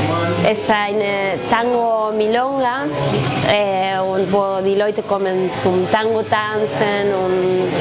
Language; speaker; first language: German; non-native, fluent; Spanish